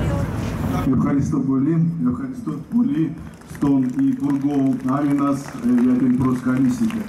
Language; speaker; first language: Greek; early bilingual, heritage; Russian